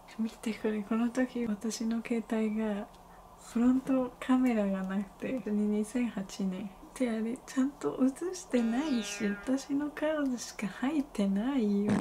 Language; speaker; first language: Japanese; non-native, fluent; Spanish